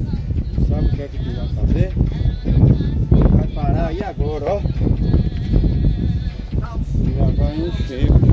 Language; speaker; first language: Portuguese; native; Portuguese